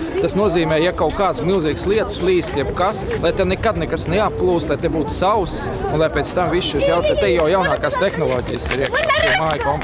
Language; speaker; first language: Latvian; native; Latvian